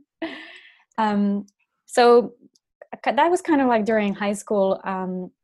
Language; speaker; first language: English; non-native, fluent; Finnish